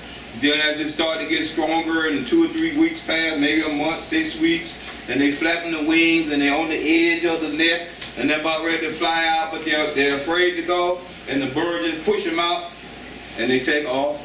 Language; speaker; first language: English; native; English